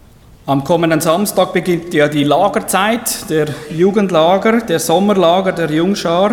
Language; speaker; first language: German; native; German